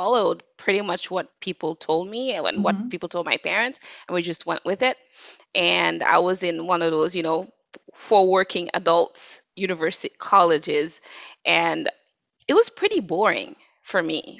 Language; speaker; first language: English; non-native, fluent; Wolof